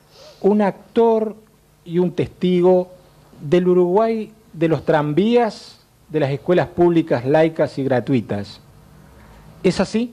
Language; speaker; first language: Spanish; native; Spanish